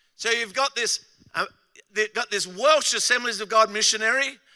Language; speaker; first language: English; native; English